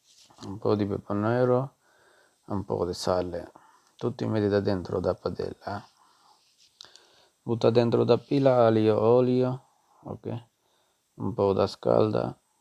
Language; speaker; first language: Italian; non-native, learner; Punjabi